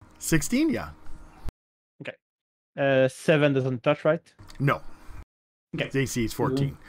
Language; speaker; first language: English; non-native, fluent; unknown